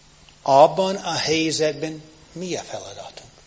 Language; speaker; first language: Hungarian; non-native, fluent; English